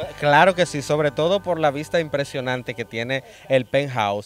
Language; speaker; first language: Spanish; native; Spanish